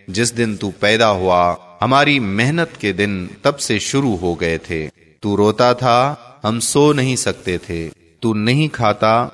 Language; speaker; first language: Urdu; native; Urdu